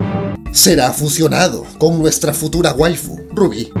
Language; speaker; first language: Spanish; native; Spanish